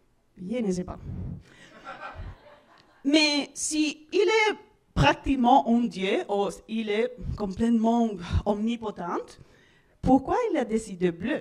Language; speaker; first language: French; non-native, learner; Spanish